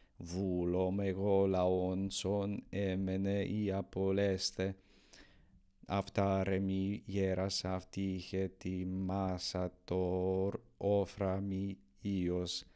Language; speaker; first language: Greek; non-native, learner; English